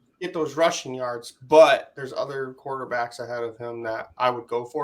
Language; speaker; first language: English; native; English